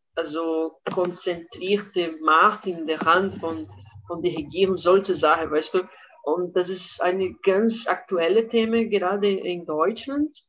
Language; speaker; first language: German; non-native, fluent; Portuguese